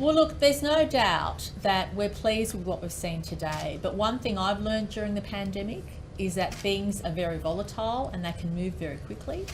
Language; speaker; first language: English; native; English